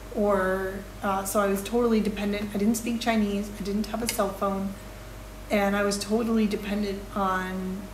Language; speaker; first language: English; native; English